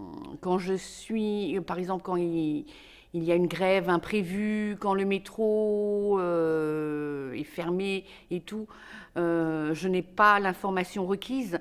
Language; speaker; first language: French; native; French